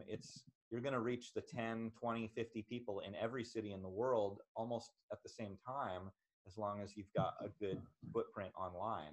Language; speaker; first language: English; native; English